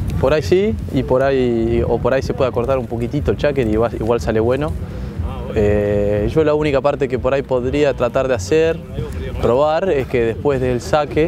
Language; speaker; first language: Spanish; native; Spanish